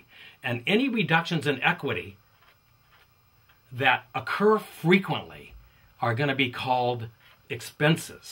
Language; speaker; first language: English; native; English